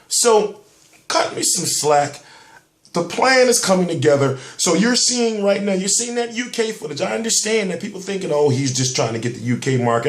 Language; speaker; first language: English; native; English